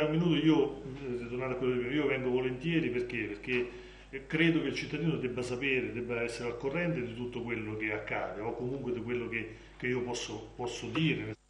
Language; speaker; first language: Italian; native; Italian